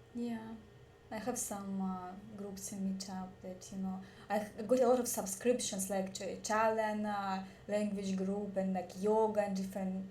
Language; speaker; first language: English; non-native, learner; Russian